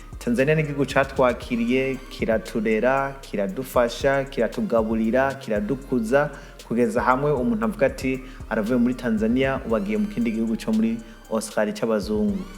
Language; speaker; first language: Rundi; early bilingual, heritage; Rundi